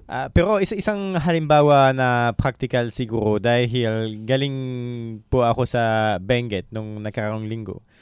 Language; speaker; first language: Filipino; non-native, fluent; French